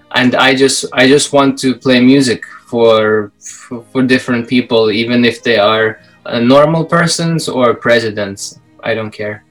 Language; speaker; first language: English; non-native, fluent; Belarusian